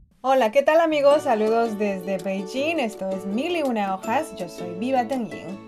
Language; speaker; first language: Spanish; non-native, fluent; Chinese